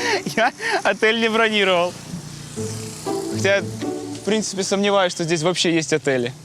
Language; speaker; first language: Russian; native; Russian